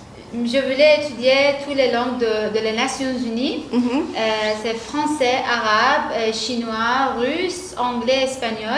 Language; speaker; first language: French; non-native, fluent; Persian